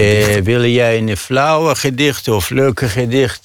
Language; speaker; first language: Dutch; non-native, fluent; Arabic